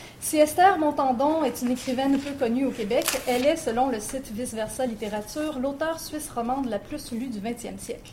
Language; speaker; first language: French; native; French